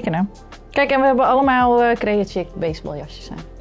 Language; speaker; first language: Dutch; native; Dutch